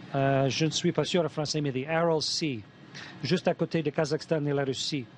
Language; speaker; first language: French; non-native, fluent; English